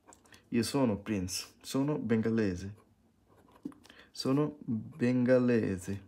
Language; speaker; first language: Italian; non-native, fluent; Bangla